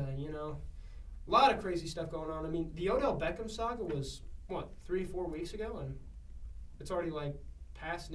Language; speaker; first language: English; native; English